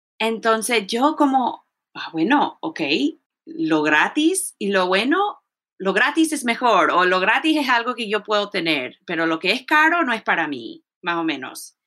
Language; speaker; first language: Spanish; early bilingual, heritage; Spanish